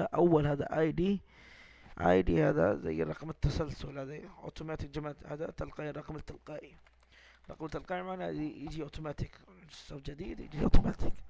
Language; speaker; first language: Arabic; non-native, learner; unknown